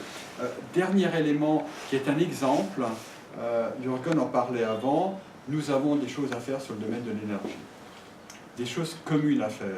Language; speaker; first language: French; native; French